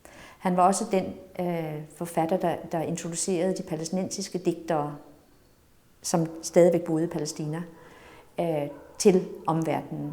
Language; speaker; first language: Danish; native; Danish